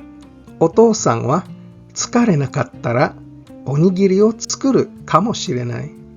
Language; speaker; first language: Japanese; non-native, fluent; English